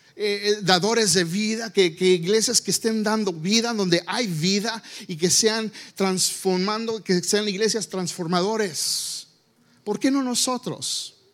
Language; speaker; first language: Spanish; early bilingual, heritage; Spanish